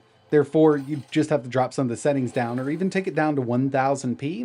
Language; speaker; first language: English; native; English